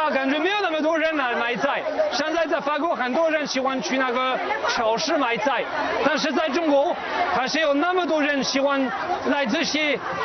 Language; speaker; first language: Chinese; non-native, fluent; French